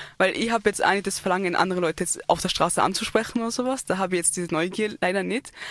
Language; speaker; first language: German; early bilingual, other home language; Turkish